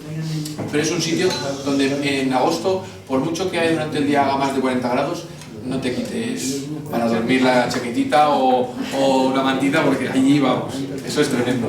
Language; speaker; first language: Spanish; native; Spanish